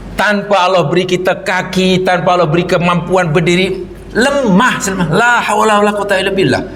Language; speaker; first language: Malay; native; Malay